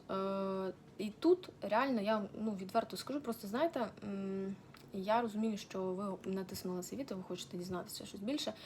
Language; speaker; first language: Ukrainian; non-native, local second language; Russian